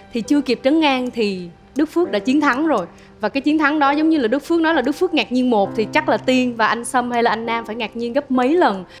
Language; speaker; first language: Vietnamese; native; Vietnamese